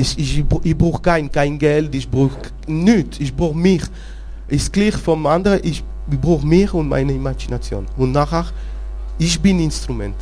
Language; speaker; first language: German; non-native, local second language; French